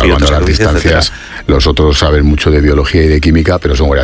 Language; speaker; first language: Spanish; native; Spanish